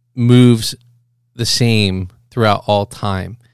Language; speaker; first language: English; native; English